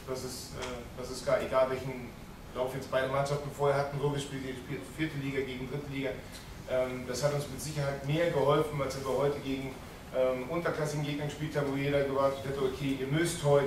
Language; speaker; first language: German; native; German